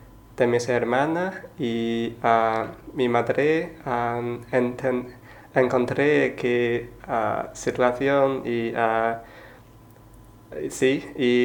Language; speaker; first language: Spanish; non-native, learner; Chinese